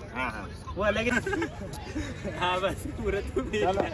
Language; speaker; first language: Hindi; native; Hindi